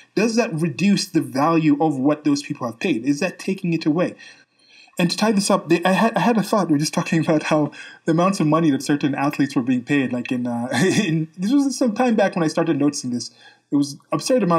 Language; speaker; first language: English; native; English